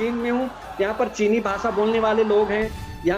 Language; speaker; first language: Hindi; native; Hindi